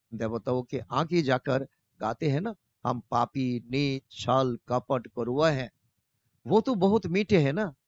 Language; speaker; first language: Hindi; non-native, local second language; Bangla